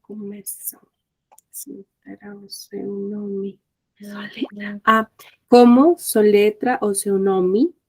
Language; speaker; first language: Portuguese; non-native, learner; Spanish